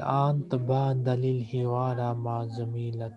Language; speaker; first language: Arabic; non-native, fluent; Urdu